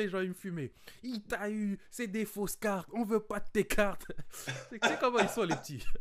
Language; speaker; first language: French; native; French